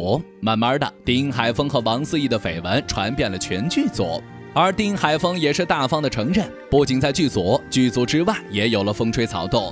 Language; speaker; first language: Chinese; native; Chinese